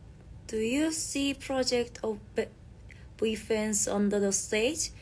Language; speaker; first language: English; non-native, learner; Korean